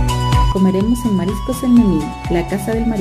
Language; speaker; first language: Spanish; native; Spanish